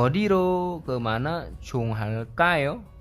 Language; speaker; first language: Korean; non-native, learner; Indonesian